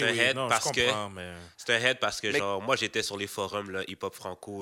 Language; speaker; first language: French; native; French